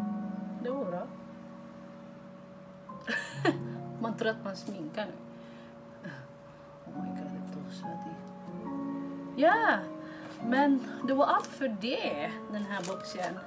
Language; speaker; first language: Swedish; non-native, fluent; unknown